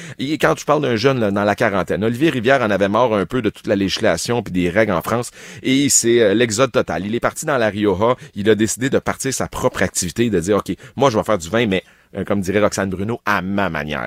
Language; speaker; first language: French; native; French